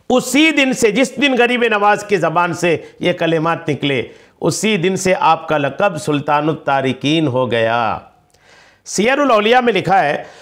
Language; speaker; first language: Urdu; native; Urdu